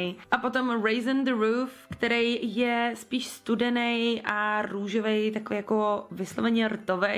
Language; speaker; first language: Czech; native; Czech